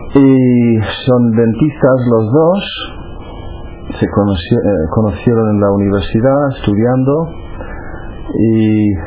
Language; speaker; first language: Spanish; non-native, fluent; English